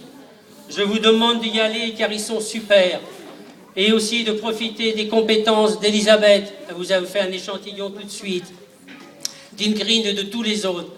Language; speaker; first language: French; native; French